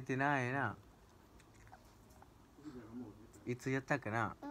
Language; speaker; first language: Japanese; non-native, learner; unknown